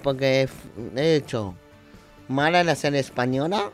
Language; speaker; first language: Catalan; non-native, local second language; Spanish